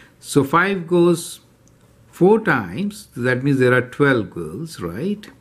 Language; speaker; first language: English; non-native, local second language; Hindi